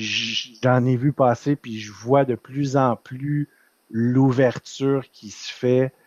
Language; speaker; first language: French; native; French